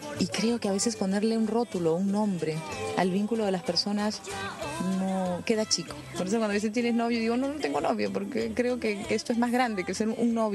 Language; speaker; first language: Spanish; native; Spanish